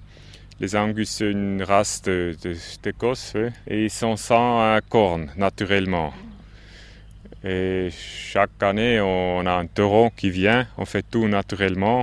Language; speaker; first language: French; non-native, local second language; German